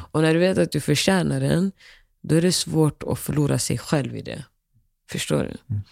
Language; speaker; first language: Swedish; early bilingual, other home language; Somali